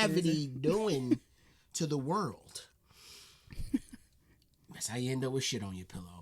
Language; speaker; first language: English; native; English